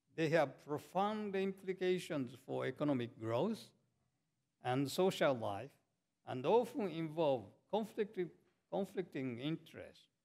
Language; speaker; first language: English; non-native, fluent; Japanese